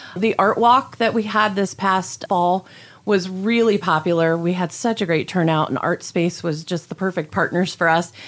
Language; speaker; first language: English; native; English